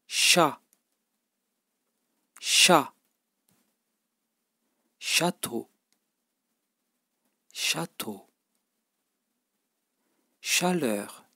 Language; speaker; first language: French; non-native, fluent; Turkish